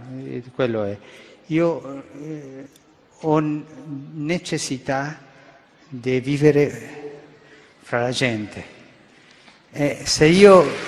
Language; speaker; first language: Italian; non-native, fluent; Spanish